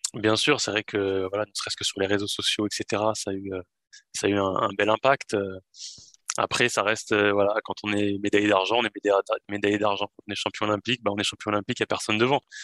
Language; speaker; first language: French; native; French